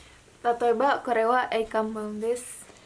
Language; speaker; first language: Japanese; non-native, learner; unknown